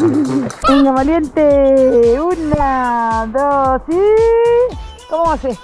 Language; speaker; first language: Spanish; native; Spanish